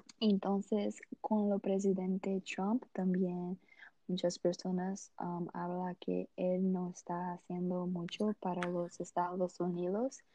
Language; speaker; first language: Spanish; non-native, learner; Portuguese